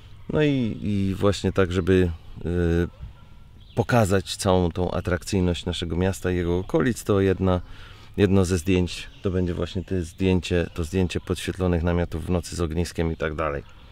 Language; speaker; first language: Polish; native; Polish